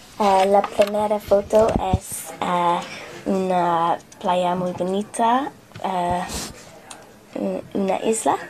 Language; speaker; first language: Spanish; non-native, learner; English